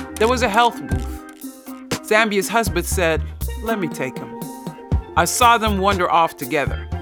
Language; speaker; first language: English; non-native, fluent; Dutch